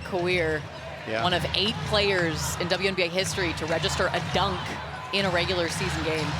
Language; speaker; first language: English; native; English